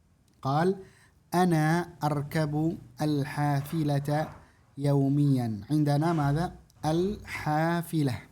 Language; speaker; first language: Arabic; non-native, fluent; Indonesian